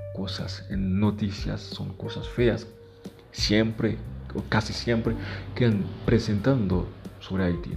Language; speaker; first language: Spanish; non-native, fluent; Haitian Creole